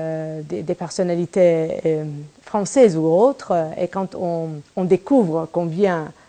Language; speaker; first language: French; non-native, fluent; Turkish